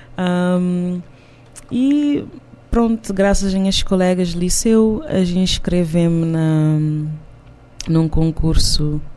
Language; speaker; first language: Portuguese; non-native, local second language; Kabuverdianu